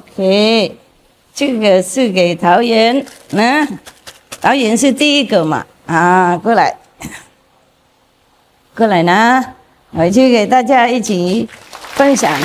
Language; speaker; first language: Chinese; non-native, fluent; Vietnamese